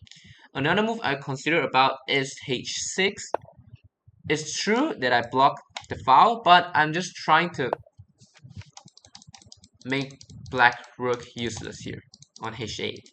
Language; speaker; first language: English; non-native, fluent; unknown